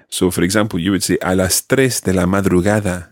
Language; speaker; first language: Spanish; non-native, fluent; English